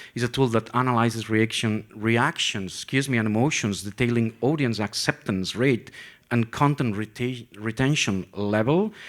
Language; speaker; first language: English; non-native, fluent; Catalan